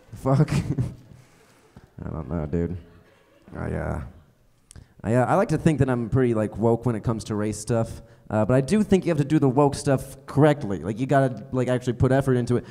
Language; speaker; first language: English; native; English